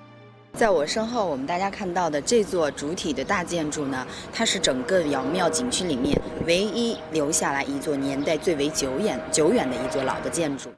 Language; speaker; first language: Chinese; native; Chinese